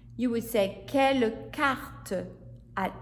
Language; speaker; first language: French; non-native, fluent; English